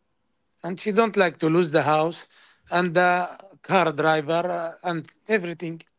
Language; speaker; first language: English; non-native, learner; Arabic